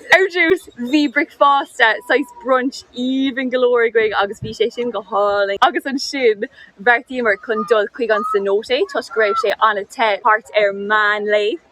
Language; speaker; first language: Irish; non-native, local second language; English